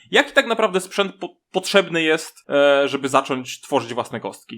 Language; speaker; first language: Polish; native; Polish